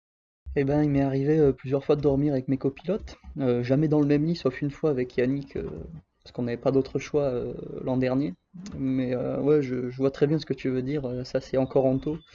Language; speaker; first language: French; native; French